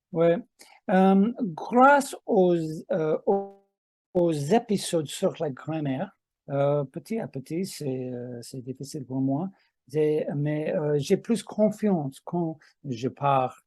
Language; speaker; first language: French; non-native, fluent; English